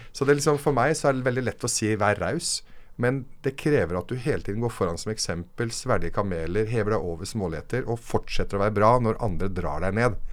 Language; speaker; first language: Norwegian; early bilingual, other home language; Arabic